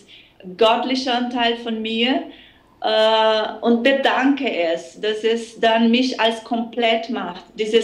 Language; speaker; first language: German; non-native, fluent; Portuguese